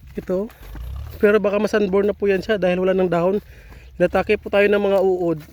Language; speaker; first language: Filipino; native; Filipino